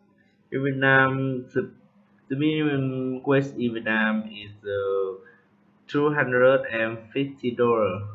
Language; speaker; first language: English; non-native, learner; Vietnamese